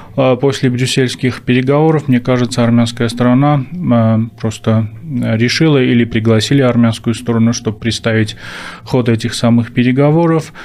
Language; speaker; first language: Russian; non-native, local second language; Armenian